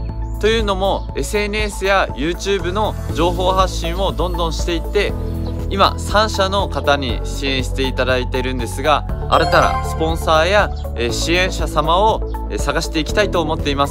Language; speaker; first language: Japanese; native; Japanese